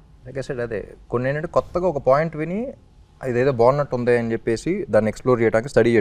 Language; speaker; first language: Telugu; native; Telugu